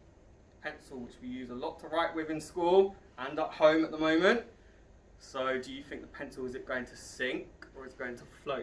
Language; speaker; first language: English; native; English